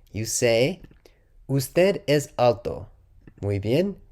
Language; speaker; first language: Spanish; non-native, learner; English